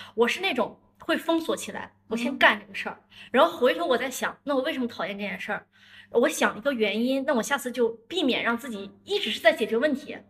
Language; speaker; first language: Chinese; native; Chinese